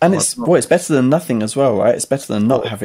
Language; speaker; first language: English; native; English